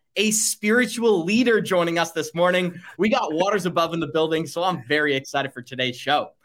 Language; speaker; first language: English; native; English